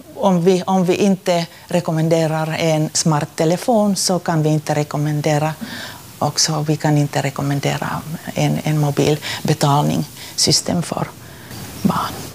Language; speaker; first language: Swedish; non-native, local second language; Finnish